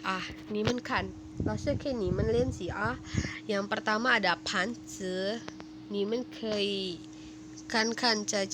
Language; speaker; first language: Chinese; non-native, fluent; Indonesian